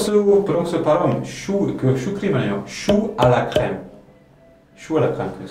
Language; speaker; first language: Korean; non-native, learner; French